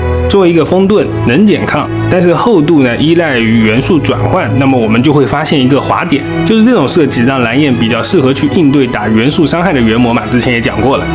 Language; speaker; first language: Chinese; native; Chinese